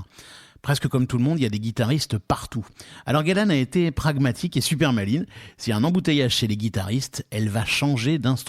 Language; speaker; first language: French; native; French